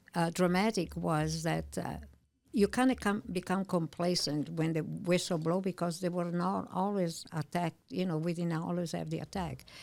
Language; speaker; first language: English; non-native, fluent; Italian